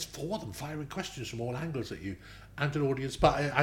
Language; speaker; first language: English; native; English